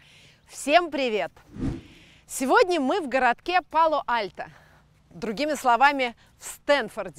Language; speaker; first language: Russian; native; Russian